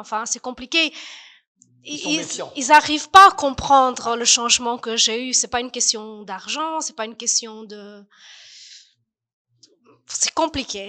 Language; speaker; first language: French; non-native, fluent; Portuguese